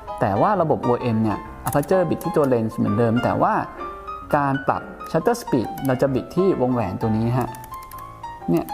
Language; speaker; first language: Thai; native; Thai